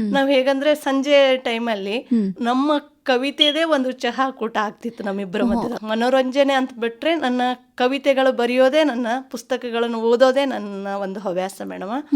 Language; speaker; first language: Kannada; non-native, local second language; Lambadi